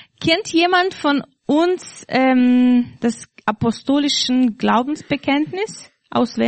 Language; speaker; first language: German; non-native, fluent; Russian